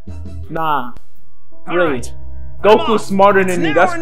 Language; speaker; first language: English; native; English